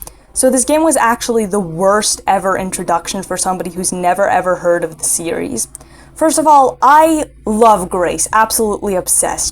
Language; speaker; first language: English; native; English